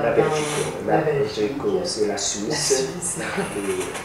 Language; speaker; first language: French; non-native, fluent; Japanese